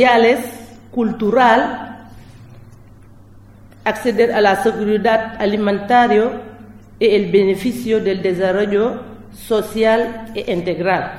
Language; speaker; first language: Spanish; non-native, learner; French